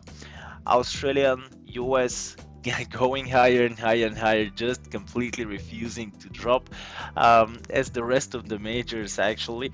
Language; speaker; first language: English; non-native, fluent; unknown